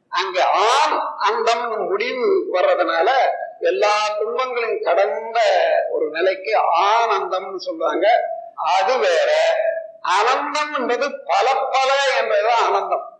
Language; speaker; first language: Tamil; native; Tamil